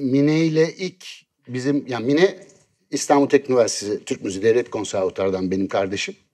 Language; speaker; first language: Turkish; native; Turkish